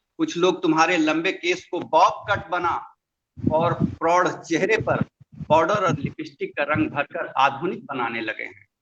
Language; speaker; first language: Hindi; non-native, local second language; Magahi